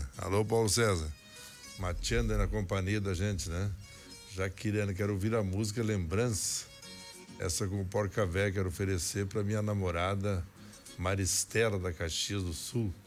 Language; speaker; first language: Portuguese; native; Portuguese